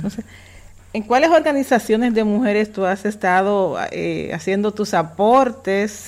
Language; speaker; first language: Spanish; native; Spanish